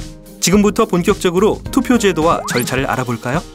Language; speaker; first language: Korean; native; Korean